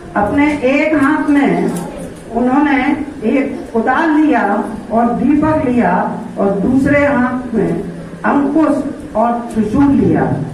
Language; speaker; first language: Hindi; native; Hindi